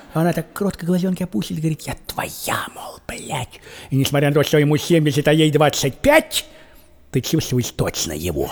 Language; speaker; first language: Russian; native; Russian